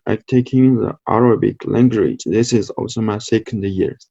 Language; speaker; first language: English; non-native, learner; Chinese